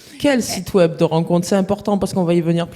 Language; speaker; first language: French; native; French